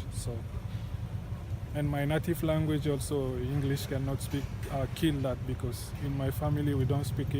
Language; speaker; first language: English; non-native, fluent; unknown